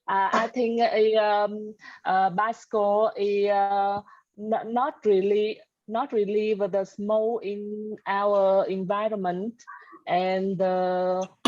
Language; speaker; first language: English; non-native, learner; Vietnamese